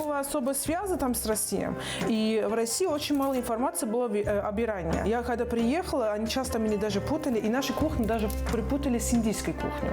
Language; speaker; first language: Russian; non-native, fluent; Persian